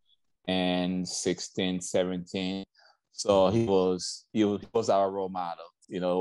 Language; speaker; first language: English; native; English